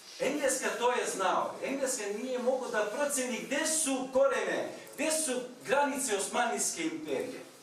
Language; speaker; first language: Bosnian; non-native, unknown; Turkish